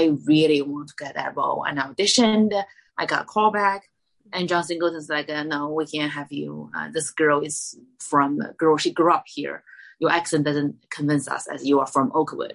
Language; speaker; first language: English; non-native, fluent; Chinese